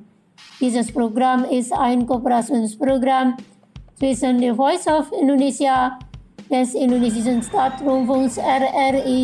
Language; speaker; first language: German; non-native, fluent; Indonesian